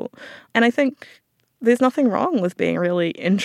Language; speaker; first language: English; native; English